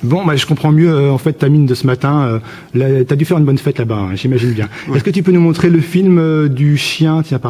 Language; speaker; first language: French; native; French